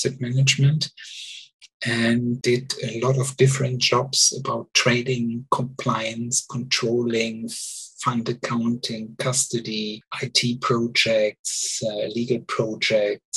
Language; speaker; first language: English; non-native, learner; German